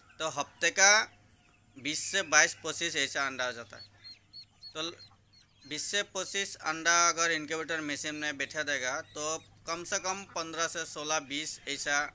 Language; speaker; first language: Hindi; non-native, local second language; Assamese